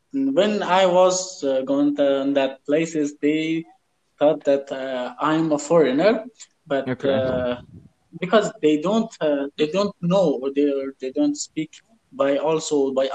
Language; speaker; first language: English; non-native, learner; Persian